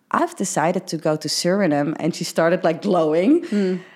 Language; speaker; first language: English; early bilingual, heritage; Dutch